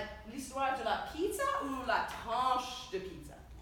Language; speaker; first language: French; non-native, fluent; English